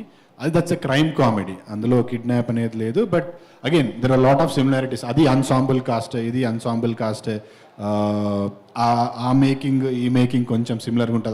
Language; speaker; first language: Telugu; native; Telugu